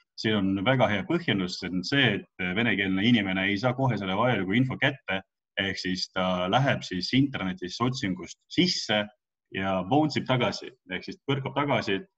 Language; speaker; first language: Estonian; non-native, local second language; Russian